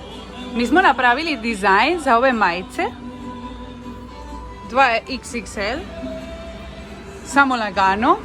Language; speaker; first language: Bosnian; non-native, learner; Spanish